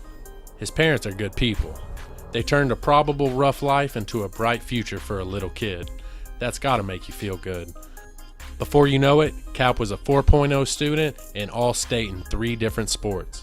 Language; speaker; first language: English; native; English